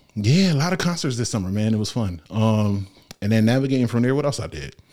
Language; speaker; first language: English; native; English